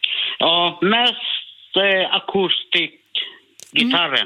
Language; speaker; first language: Swedish; non-native, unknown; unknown